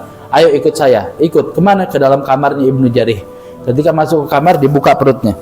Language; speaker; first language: Indonesian; native; Indonesian